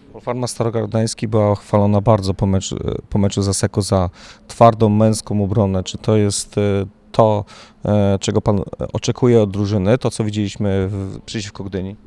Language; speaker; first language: Polish; native; Polish